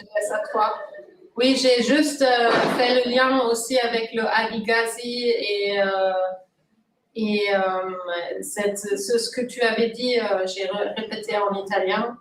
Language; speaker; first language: French; non-native, fluent; Italian